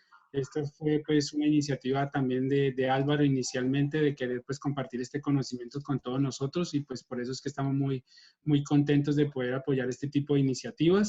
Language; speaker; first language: Spanish; native; Spanish